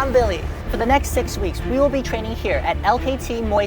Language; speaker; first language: English; native; English